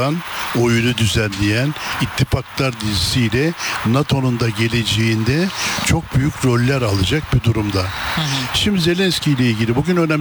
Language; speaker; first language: Turkish; native; Turkish